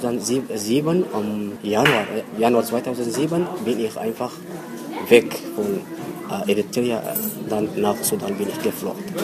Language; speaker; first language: German; non-native, learner; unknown